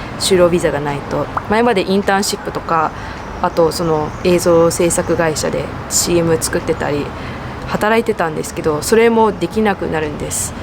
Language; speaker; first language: Japanese; early bilingual, heritage; Japanese